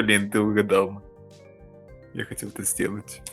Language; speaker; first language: Russian; early bilingual, heritage; Russian